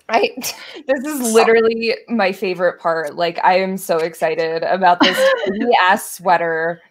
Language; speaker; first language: English; native; English